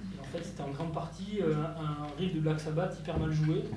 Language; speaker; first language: French; native; French